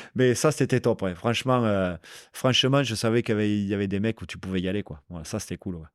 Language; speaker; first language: French; native; French